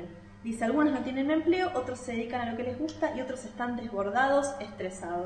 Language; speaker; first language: Spanish; native; Spanish